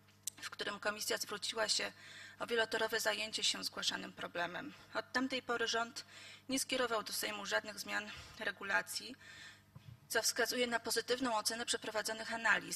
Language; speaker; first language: Polish; native; Polish